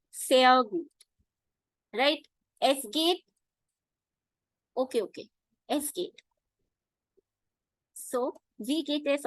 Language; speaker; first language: German; non-native, fluent; Hindi